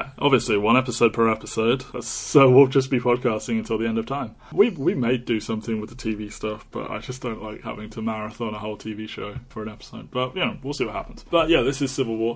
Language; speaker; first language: English; native; English